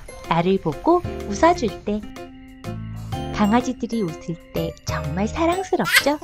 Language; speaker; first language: Korean; native; Korean